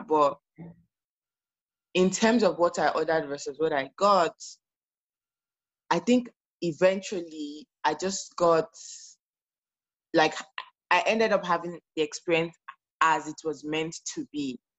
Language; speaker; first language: English; non-native, local second language; Yoruba